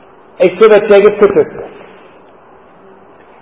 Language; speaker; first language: Hungarian; non-native, fluent; English